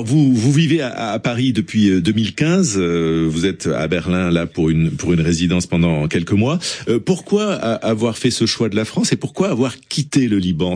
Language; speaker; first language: French; native; French